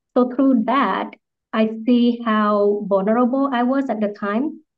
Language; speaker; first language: English; non-native, fluent; Vietnamese